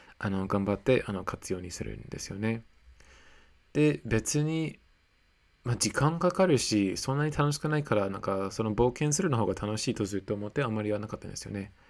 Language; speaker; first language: Japanese; non-native, fluent; English